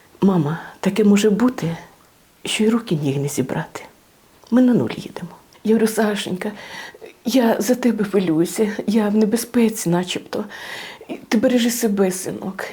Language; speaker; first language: Ukrainian; native; Ukrainian